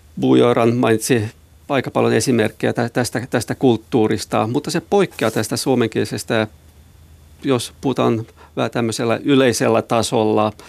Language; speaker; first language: Finnish; non-native, local second language; Swedish